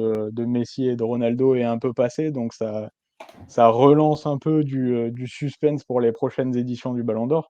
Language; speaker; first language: French; native; French